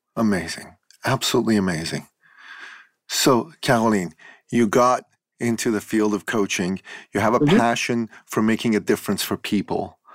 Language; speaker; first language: English; native; English